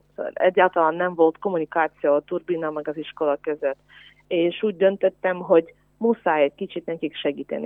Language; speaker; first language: Hungarian; non-native, fluent; Ukrainian